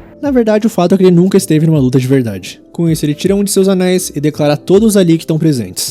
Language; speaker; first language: Portuguese; native; Portuguese